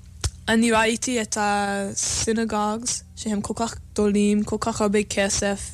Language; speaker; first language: Hebrew; non-native, learner; English